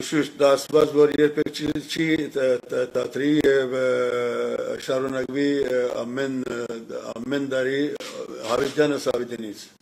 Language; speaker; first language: Armenian; early bilingual, heritage; Armenian